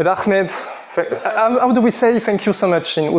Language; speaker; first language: English; non-native, learner; French